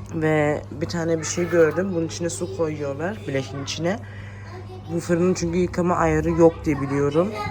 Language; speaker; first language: Turkish; early bilingual, heritage; Turkish